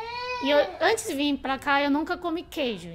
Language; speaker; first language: Portuguese; non-native, fluent; Chinese